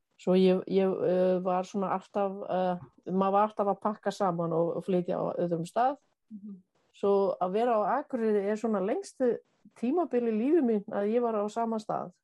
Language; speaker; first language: Icelandic; non-native, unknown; German